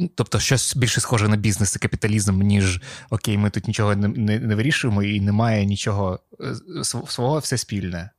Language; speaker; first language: Ukrainian; non-native, local second language; Russian